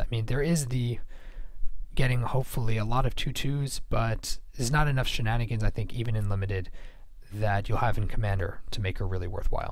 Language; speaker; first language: English; native; English